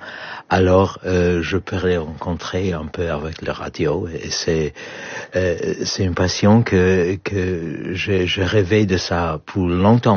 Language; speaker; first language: French; non-native, fluent; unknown